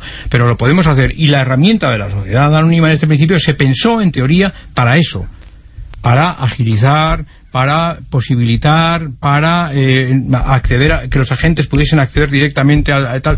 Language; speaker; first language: Spanish; native; Spanish